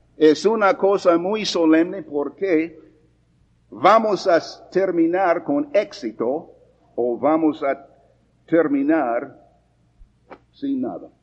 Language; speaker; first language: Spanish; non-native, fluent; English